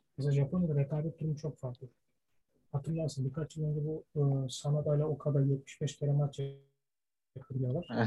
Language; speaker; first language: Turkish; early bilingual, heritage; Turkish